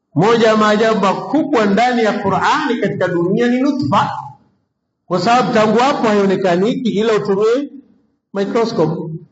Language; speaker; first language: Swahili; native; Swahili